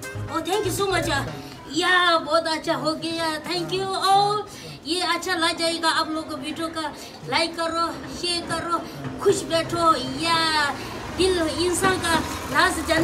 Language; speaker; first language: Hindi; non-native, local second language; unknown